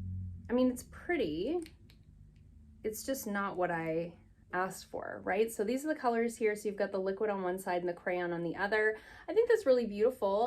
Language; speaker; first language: English; native; English